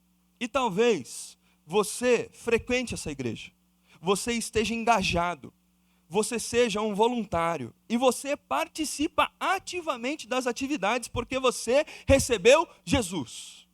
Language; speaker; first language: Portuguese; native; Portuguese